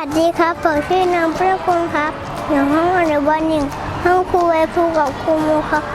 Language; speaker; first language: Thai; native; Thai